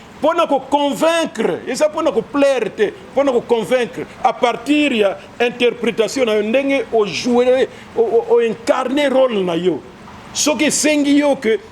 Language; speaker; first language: Lingala; native; Lingala